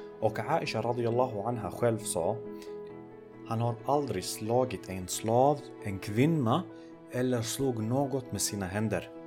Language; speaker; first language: Swedish; early bilingual, other home language; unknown